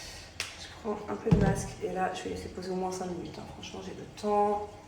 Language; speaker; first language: French; native; French